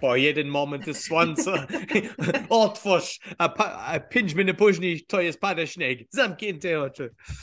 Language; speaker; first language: Polish; non-native, learner; English